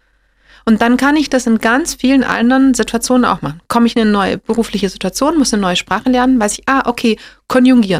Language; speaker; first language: German; native; German